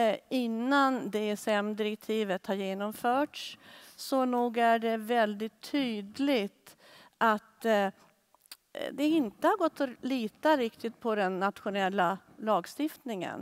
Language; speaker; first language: Swedish; native; Swedish